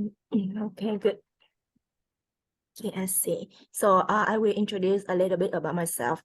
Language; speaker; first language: English; non-native, fluent; Vietnamese